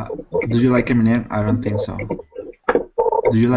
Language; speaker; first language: English; non-native, fluent; Spanish